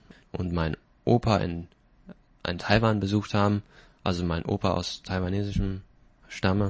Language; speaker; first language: German; native; German